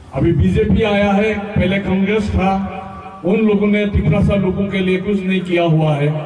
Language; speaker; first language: Hindi; non-native, local second language; Assamese